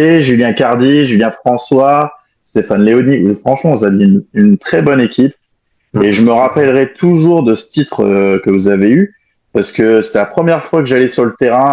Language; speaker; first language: French; native; French